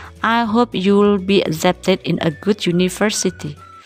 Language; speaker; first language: English; non-native, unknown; Indonesian